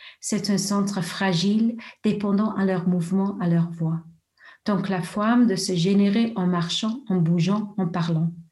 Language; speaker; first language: French; non-native, local second language; German